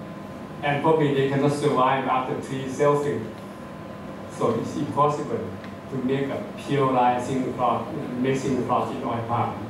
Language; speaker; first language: English; non-native, fluent; Thai